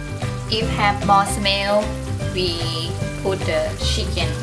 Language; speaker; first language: English; non-native, learner; Thai